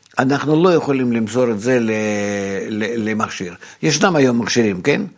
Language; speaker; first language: Hebrew; non-native, fluent; Russian